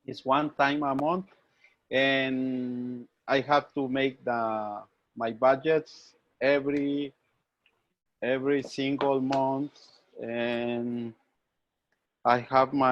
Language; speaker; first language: English; non-native, learner; Spanish